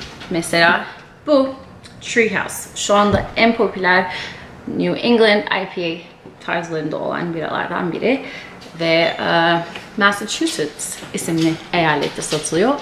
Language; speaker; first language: Turkish; early bilingual, heritage; Turkish